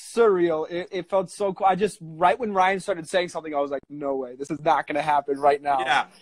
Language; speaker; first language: English; native; English